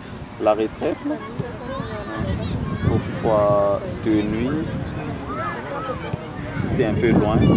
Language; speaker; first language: French; non-native, local second language; Malagasy